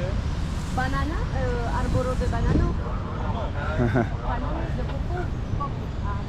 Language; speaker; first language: Spanish; non-native, learner; French